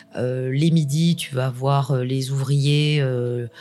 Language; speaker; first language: French; native; French